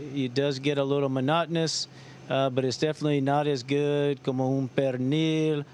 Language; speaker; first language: English; early bilingual, other home language; Spanish